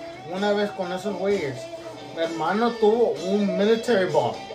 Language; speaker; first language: Spanish; early bilingual, heritage; Spanish